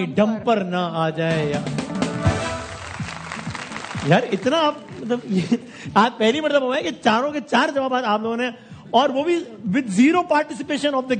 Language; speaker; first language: Urdu; native; Urdu